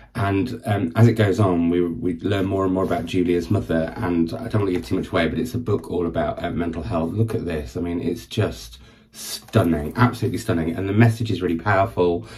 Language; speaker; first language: English; native; English